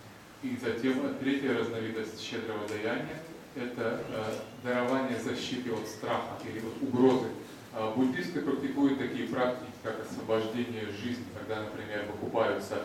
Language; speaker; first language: Russian; native; Russian